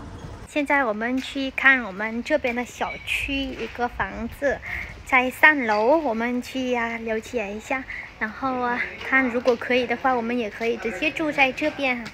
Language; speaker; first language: Chinese; non-native, fluent; Vietnamese